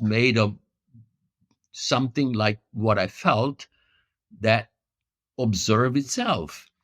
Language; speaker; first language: English; non-native, fluent; Italian